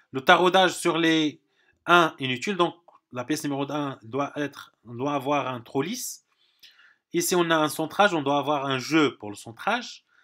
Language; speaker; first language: French; non-native, local second language; Arabic